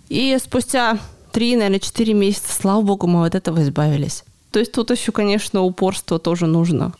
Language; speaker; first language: Russian; native; Russian